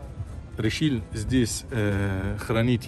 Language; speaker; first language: Russian; non-native, local second language; Arabic